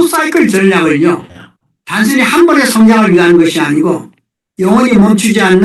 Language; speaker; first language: Korean; native; Korean